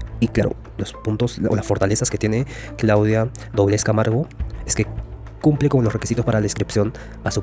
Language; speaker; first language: Spanish; native; Spanish